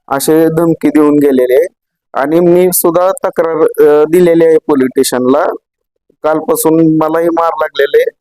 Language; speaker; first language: Marathi; native; Marathi